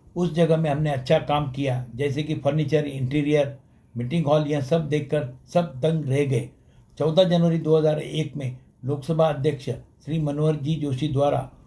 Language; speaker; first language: Hindi; non-native, local second language; Sindhi